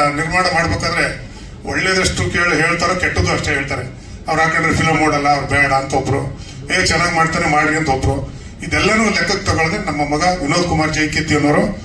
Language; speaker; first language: Kannada; native; Kannada